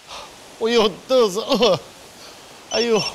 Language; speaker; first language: Chinese; non-native, fluent; Japanese